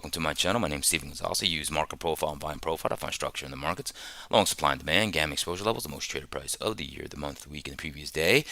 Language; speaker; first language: English; native; English